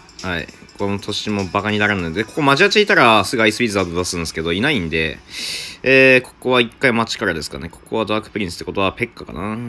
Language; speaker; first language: Japanese; native; Japanese